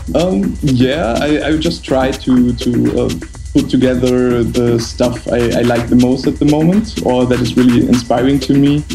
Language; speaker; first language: English; non-native, fluent; German